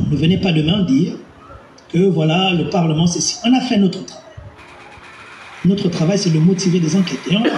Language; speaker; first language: French; native; French